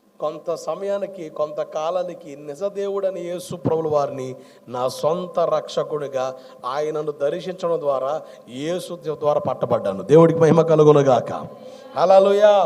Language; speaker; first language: Telugu; non-native, local second language; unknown